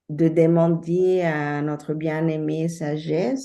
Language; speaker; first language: French; non-native, fluent; Spanish